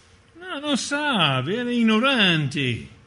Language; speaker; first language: Portuguese; non-native, fluent; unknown